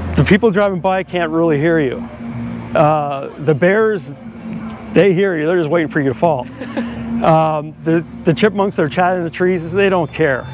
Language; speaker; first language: English; native; English